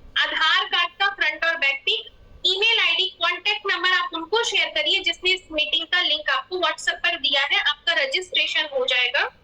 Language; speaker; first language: Hindi; native; Hindi